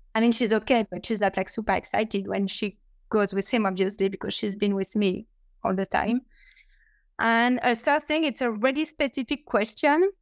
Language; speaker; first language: English; non-native, fluent; French